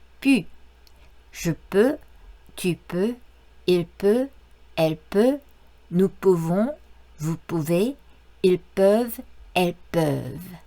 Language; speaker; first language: French; non-native, fluent; Korean